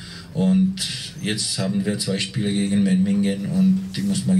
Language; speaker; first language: German; non-native, fluent; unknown